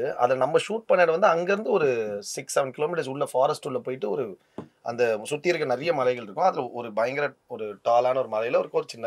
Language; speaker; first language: Tamil; native; Tamil